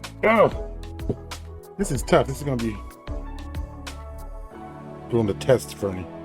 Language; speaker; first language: English; native; English